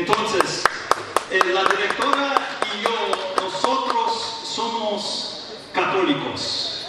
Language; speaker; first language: Spanish; non-native, learner; English